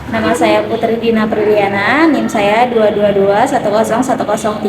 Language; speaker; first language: Indonesian; native; Indonesian